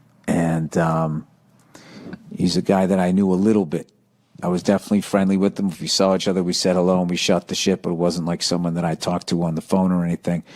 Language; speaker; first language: English; native; English